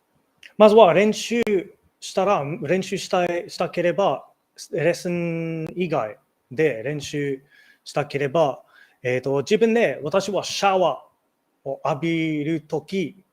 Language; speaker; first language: Japanese; non-native, learner; English